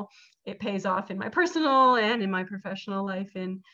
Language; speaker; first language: English; native; English